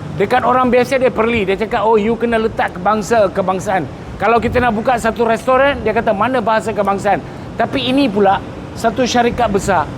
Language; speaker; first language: Malay; non-native, local second language; Tamil